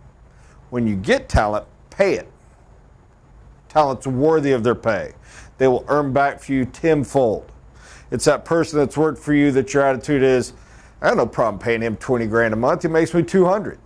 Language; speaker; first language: English; native; English